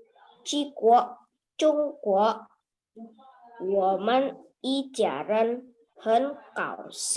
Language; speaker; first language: Chinese; non-native, learner; Indonesian